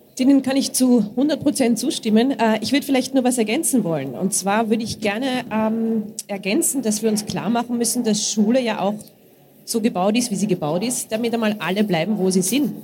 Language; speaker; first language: German; native; German